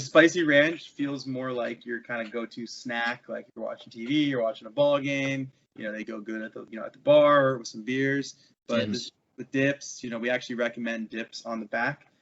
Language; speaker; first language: English; native; English